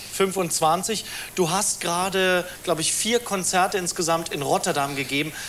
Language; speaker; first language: German; native; German